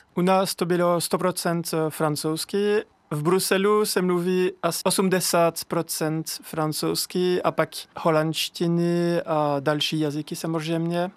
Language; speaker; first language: Czech; non-native, fluent; French